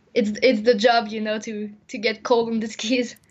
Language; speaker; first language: English; non-native, fluent; French